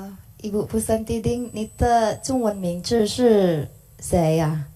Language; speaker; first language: Chinese; non-native, learner; Indonesian